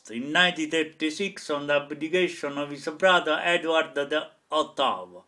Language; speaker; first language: English; non-native, fluent; Italian